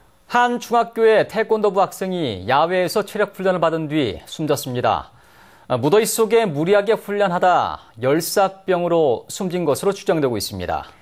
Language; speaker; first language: Korean; native; Korean